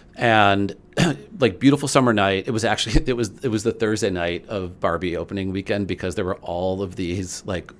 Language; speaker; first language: English; native; English